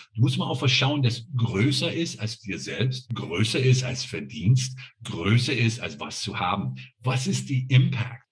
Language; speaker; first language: German; non-native, fluent; English